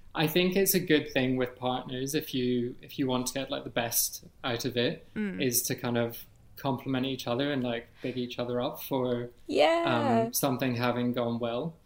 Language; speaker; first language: English; native; English